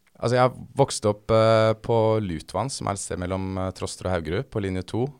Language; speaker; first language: Norwegian; native; Norwegian